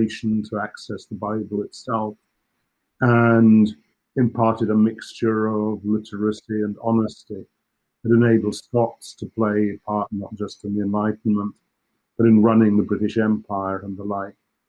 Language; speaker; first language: English; native; English